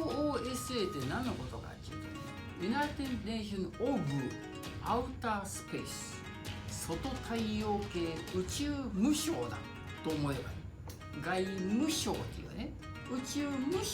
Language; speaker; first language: Japanese; native; Japanese